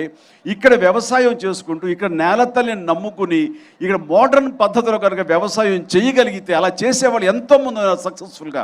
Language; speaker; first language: Telugu; native; Telugu